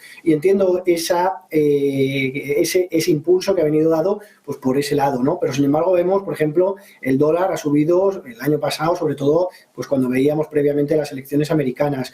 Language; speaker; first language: Spanish; native; Spanish